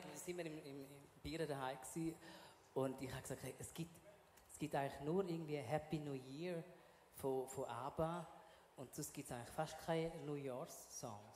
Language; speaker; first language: German; native; German